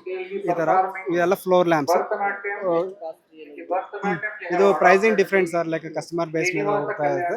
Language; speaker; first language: Kannada; non-native, local second language; Telugu